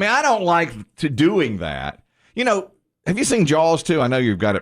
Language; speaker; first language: English; native; English